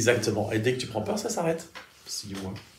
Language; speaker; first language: French; native; French